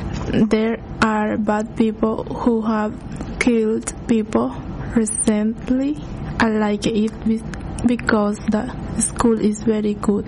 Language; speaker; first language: English; non-native, learner; Spanish